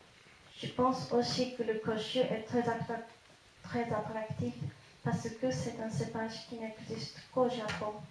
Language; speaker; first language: French; non-native, fluent; Japanese